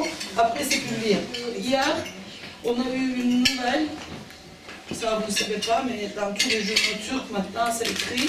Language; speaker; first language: French; non-native, fluent; Turkish